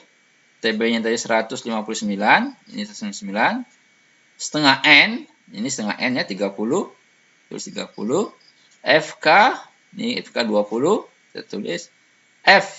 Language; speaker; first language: Indonesian; native; Indonesian